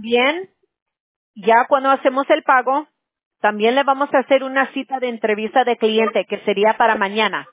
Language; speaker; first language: Spanish; early bilingual, heritage; Spanish